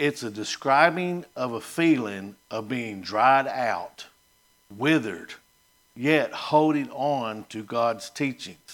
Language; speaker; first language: English; native; English